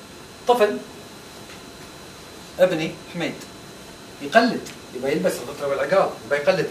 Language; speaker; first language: Arabic; native; Arabic